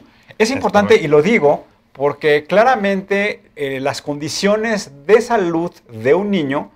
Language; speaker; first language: Spanish; native; Spanish